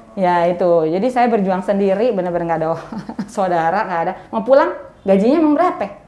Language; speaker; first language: Indonesian; native; Indonesian